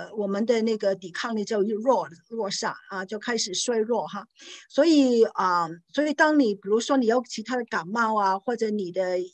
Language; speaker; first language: Chinese; non-native, local second language; Cantonese